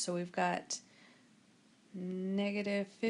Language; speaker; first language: English; native; English